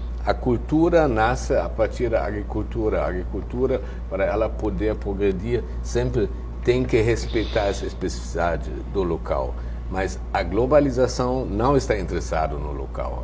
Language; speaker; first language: Portuguese; non-native, fluent; German